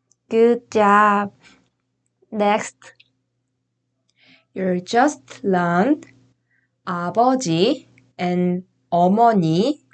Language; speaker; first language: English; non-native, fluent; Korean